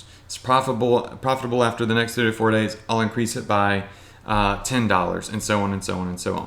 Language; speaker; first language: English; native; English